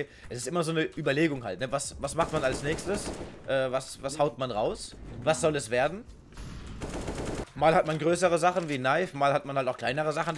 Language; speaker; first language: German; native; German